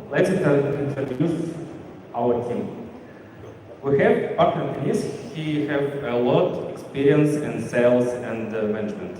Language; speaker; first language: English; non-native, learner; Russian